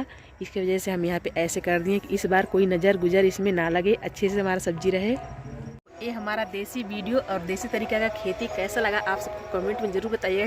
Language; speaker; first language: Hindi; non-native, local second language; Bhojpuri